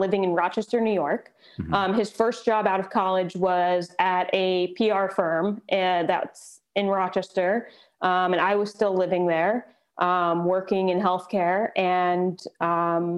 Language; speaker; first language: English; native; English